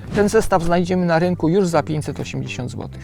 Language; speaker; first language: Polish; native; Polish